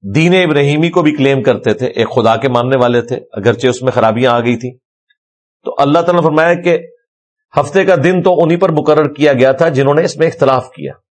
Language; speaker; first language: Urdu; non-native, local second language; Punjabi